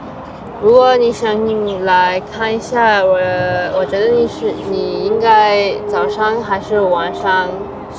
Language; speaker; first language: Chinese; non-native, learner; English